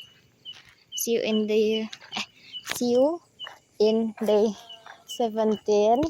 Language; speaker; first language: English; non-native, learner; Indonesian